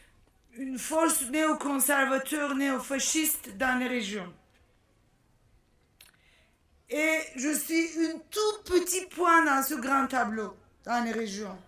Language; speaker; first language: French; non-native, fluent; Turkish